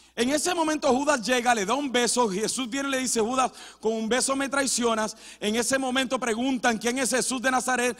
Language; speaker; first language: Spanish; early bilingual, heritage; Spanish